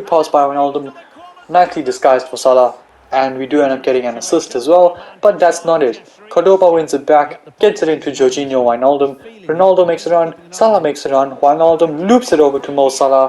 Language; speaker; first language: English; native; English